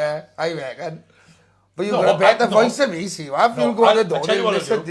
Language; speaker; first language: English; native; English